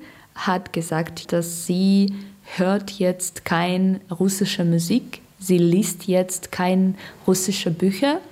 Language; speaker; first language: German; non-native, learner; Russian